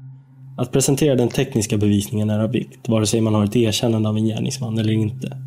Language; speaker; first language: Swedish; native; Swedish